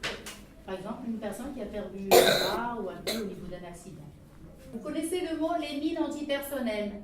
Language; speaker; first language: French; non-native, local second language; Arabic